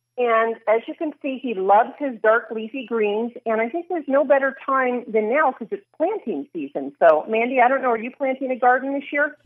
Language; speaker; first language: English; native; English